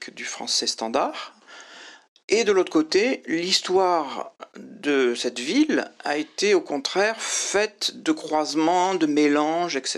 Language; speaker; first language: French; native; French